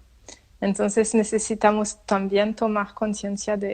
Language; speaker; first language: Spanish; non-native, learner; French